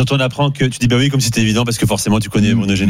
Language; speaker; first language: French; native; French